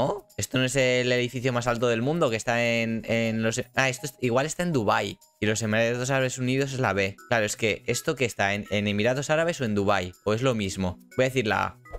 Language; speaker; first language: Spanish; native; Spanish